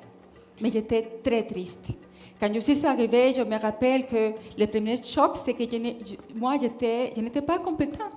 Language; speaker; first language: French; non-native, fluent; Spanish